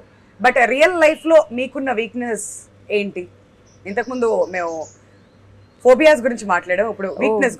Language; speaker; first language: Telugu; native; Telugu